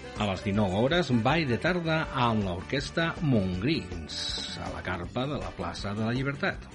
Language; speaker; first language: Catalan; native; Catalan